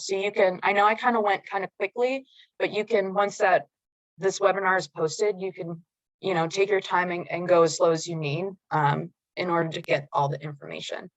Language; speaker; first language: English; native; English